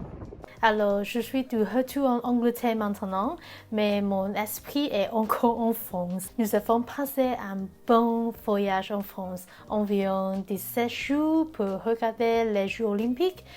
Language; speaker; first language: French; non-native, learner; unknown